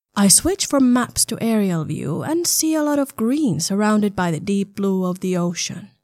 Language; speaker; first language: English; non-native, fluent; Finnish